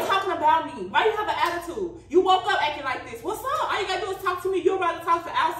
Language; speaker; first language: English; native; English